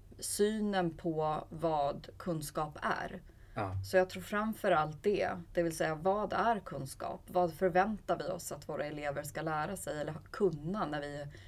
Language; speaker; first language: Swedish; early bilingual, other home language; Persian